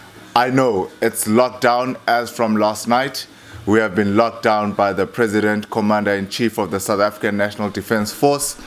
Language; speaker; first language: English; non-native, local second language; Xhosa